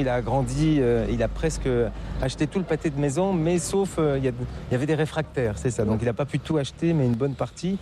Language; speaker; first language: French; native; French